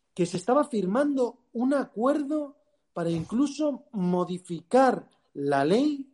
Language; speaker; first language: Spanish; native; Spanish